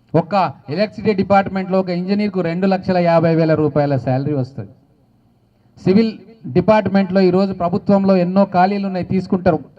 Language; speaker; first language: Telugu; native; Telugu